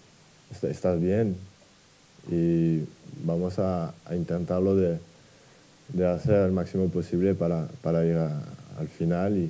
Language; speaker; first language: Spanish; non-native, fluent; French